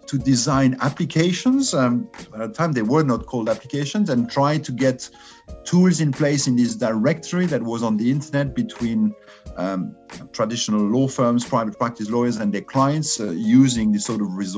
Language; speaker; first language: English; non-native, fluent; French